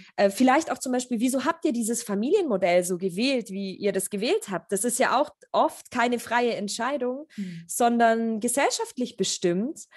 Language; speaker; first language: German; early bilingual, other home language; Polish